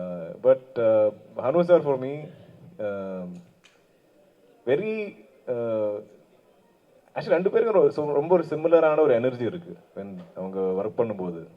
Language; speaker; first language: Tamil; non-native, local second language; Malayalam